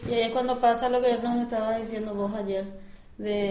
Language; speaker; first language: Spanish; native; Spanish